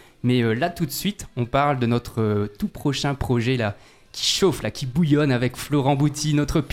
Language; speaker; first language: French; native; French